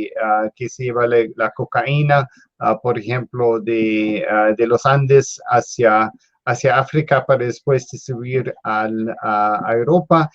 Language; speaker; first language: Spanish; non-native, fluent; English